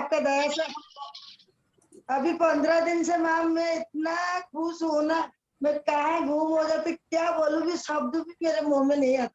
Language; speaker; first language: Hindi; non-native, local second language; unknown